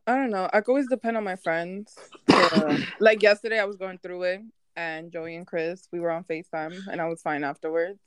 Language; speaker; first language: English; early bilingual, other home language; Spanish